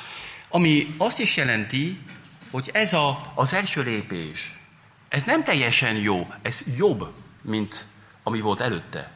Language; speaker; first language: Hungarian; non-native, fluent; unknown